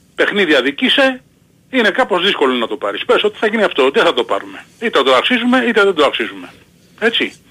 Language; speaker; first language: Greek; native; Greek